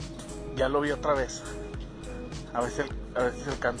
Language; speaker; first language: Spanish; native; Spanish